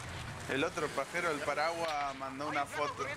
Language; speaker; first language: Spanish; native; Spanish